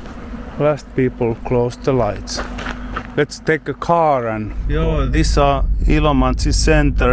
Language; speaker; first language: English; non-native, learner; Finnish